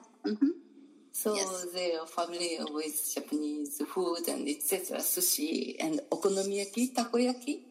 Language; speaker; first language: English; non-native, learner; Japanese